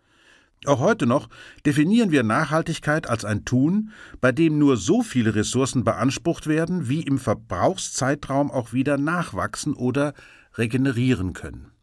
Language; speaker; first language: German; native; German